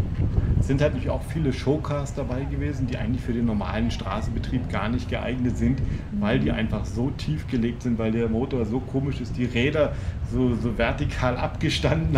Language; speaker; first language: German; native; German